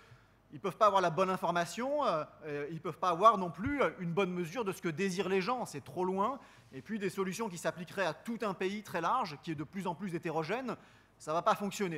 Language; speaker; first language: French; native; French